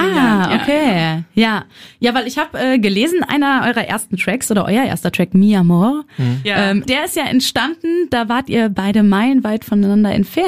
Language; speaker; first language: German; native; German